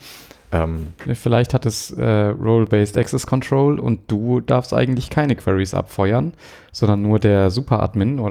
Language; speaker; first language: German; native; German